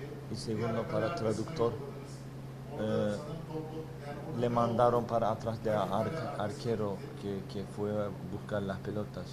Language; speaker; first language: Spanish; non-native, learner; Turkish